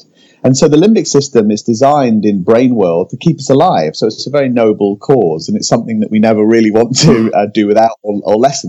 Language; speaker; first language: English; native; English